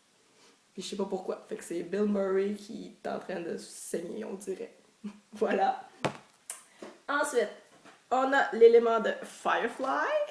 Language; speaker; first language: French; native; French